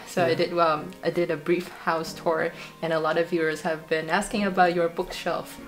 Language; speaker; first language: English; non-native, fluent; Vietnamese